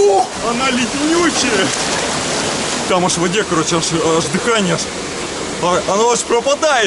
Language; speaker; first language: Russian; native; Russian